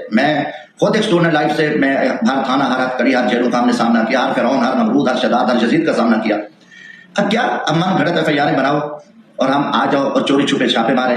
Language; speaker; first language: Urdu; non-native, local second language; Saraiki